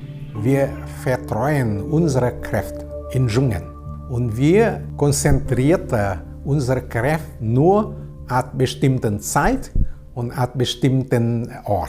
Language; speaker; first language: German; non-native, learner; Vietnamese